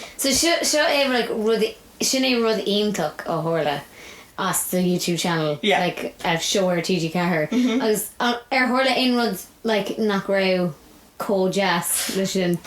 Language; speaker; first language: Irish; non-native, local second language; English